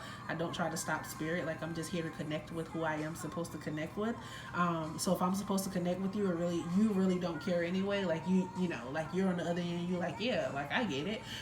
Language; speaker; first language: English; native; English